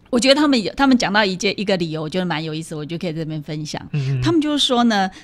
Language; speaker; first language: Chinese; native; Chinese